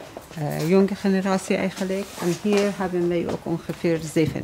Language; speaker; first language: Dutch; non-native, fluent; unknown